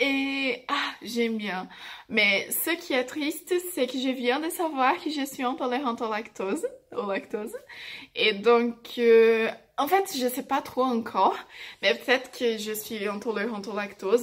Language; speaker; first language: French; non-native, fluent; Portuguese